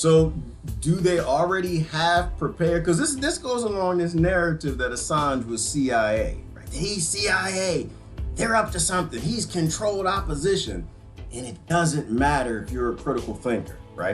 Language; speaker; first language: English; native; English